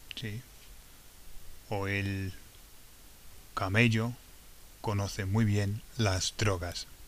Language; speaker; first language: Spanish; native; Spanish